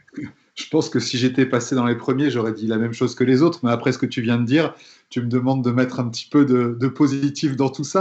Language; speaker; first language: French; native; French